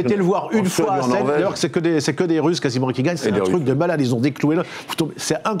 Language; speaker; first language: French; native; French